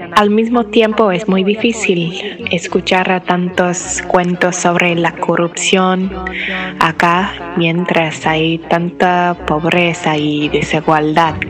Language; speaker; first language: Spanish; non-native, fluent; English